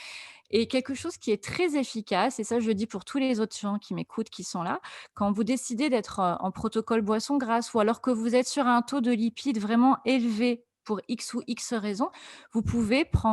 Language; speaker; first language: French; native; French